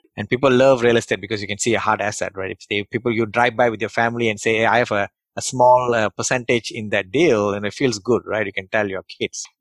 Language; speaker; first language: English; non-native, local second language; Tamil